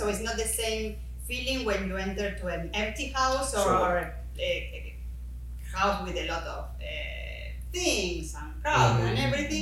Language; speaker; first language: English; non-native, fluent; Spanish